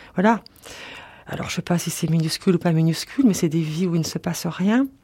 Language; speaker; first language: French; native; French